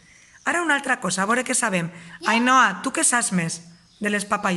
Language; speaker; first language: Catalan; native; Catalan